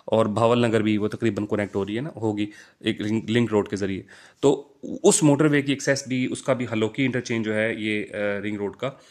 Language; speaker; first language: Urdu; non-native, local second language; Punjabi